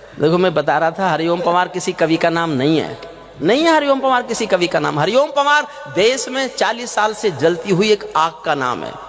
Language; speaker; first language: Hindi; native; Hindi